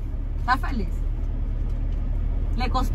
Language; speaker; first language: Spanish; native; Spanish